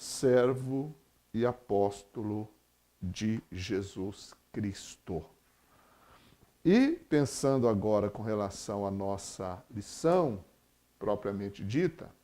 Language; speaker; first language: Portuguese; native; Portuguese